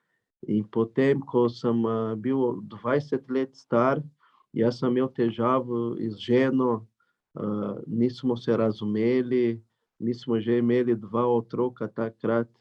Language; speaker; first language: Slovenian; non-native, learner; Portuguese